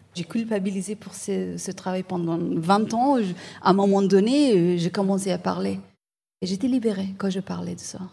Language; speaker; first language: French; non-native, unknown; Persian